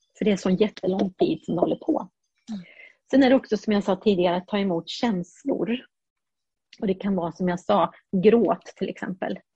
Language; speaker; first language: Swedish; early bilingual, heritage; Swedish